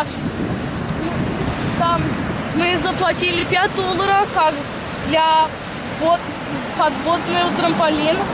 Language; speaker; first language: Russian; early bilingual, heritage; Russian